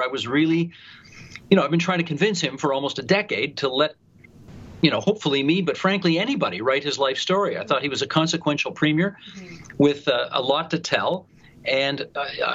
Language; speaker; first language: English; native; English